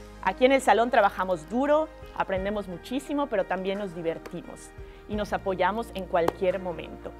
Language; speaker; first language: Spanish; native; Spanish